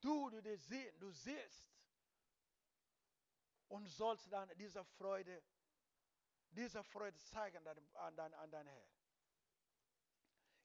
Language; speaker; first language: German; non-native, learner; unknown